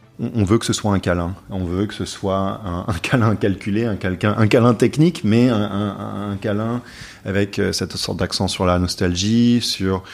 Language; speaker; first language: French; non-native, fluent; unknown